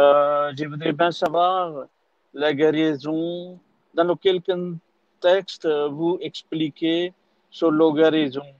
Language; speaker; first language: French; non-native, learner; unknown